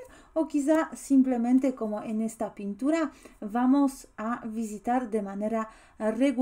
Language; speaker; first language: Spanish; non-native, fluent; Polish